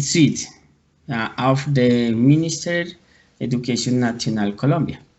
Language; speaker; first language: English; non-native, learner; Spanish